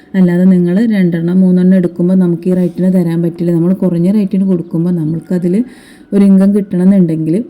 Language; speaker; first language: Malayalam; native; Malayalam